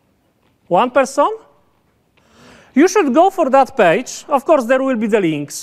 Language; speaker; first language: English; non-native, fluent; Polish